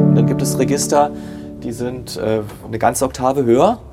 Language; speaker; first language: German; native; German